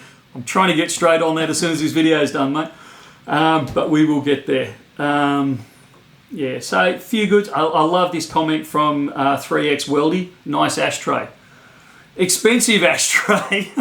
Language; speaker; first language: English; native; English